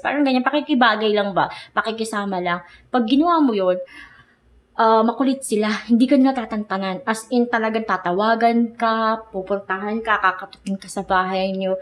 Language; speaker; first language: Filipino; native; Filipino